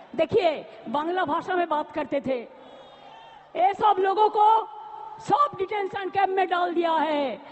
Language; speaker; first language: Hindi; non-native, local second language; Bangla